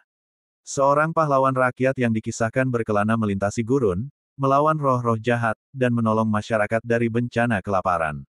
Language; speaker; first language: Indonesian; native; Indonesian